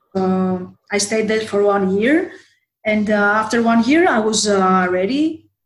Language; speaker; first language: English; non-native, fluent; Greek